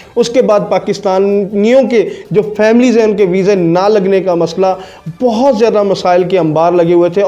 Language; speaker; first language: Urdu; non-native, local second language; Punjabi